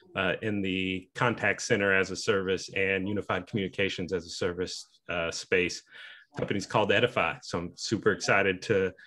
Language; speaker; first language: English; native; English